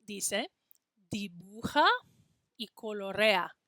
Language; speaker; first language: Spanish; non-native, fluent; English